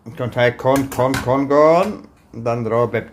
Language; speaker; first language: Thai; non-native, learner; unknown